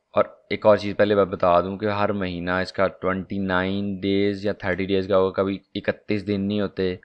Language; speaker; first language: Urdu; non-native, local second language; Punjabi